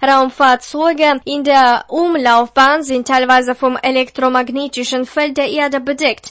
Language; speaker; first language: German; non-native, fluent; Russian